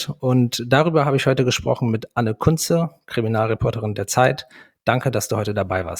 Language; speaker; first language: German; native; German